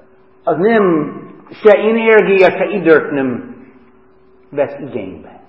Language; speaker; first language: Hungarian; non-native, fluent; English